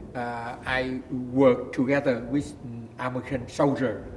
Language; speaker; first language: English; non-native, learner; Vietnamese